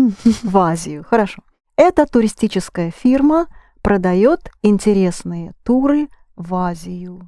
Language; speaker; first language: Russian; non-native, fluent; English